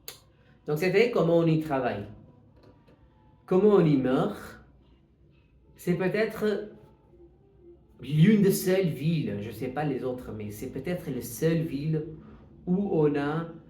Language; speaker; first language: French; non-native, fluent; Hindi